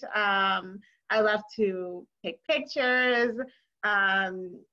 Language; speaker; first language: English; non-native, local second language; Shona